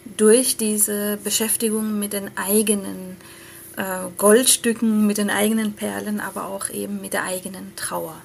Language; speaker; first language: German; early bilingual, other home language; Persian